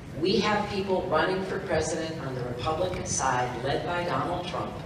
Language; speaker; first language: English; native; English